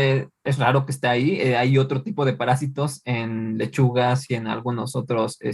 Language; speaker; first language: Spanish; native; Spanish